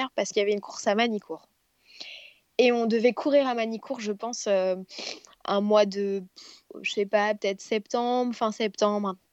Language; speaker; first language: French; native; French